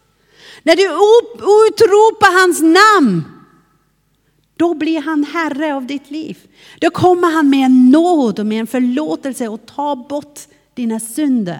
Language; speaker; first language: Swedish; non-native, fluent; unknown